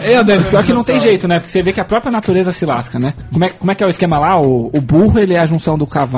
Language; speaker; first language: Portuguese; native; Portuguese